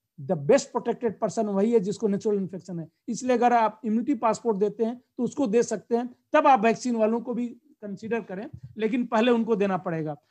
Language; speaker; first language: Hindi; native; Hindi